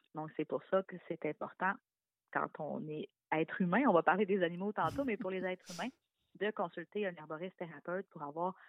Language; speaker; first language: French; native; French